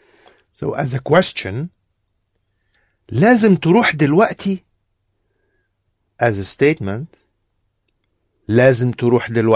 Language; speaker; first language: Arabic; non-native, learner; English